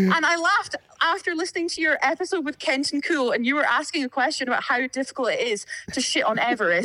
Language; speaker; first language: English; native; English